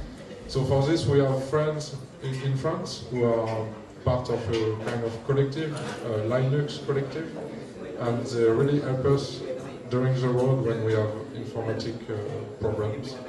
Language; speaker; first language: English; non-native, learner; French